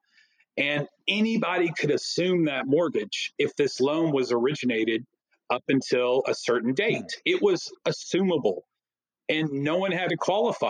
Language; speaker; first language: English; native; English